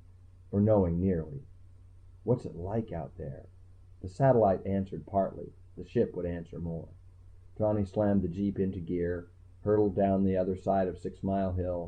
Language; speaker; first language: English; native; English